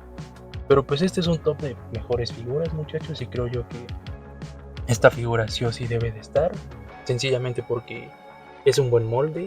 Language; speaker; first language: Spanish; native; Spanish